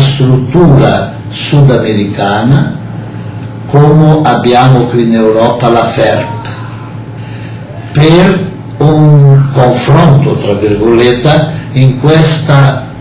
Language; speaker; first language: Italian; non-native, fluent; Portuguese